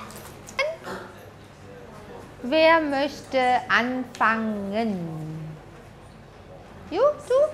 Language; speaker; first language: German; non-native, fluent; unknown